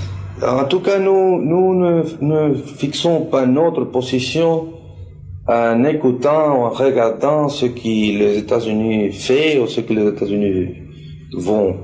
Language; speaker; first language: French; non-native, fluent; Spanish